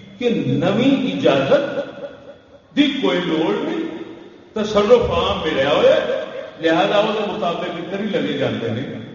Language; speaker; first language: Urdu; non-native, local second language; Punjabi